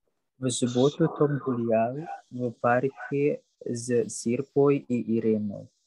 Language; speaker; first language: Russian; non-native, learner; Indonesian